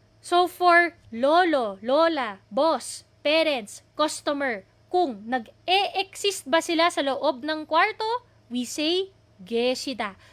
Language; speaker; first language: Filipino; native; Filipino